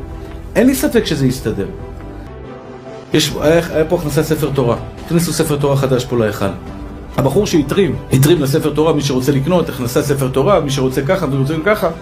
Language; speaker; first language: Hebrew; native; Hebrew